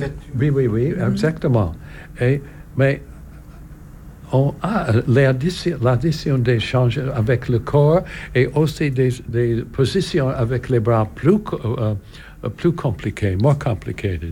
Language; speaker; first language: French; non-native, learner; English